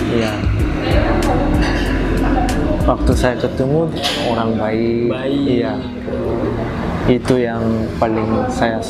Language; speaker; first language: Indonesian; non-native, learner; Korean